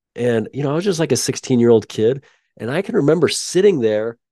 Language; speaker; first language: English; native; English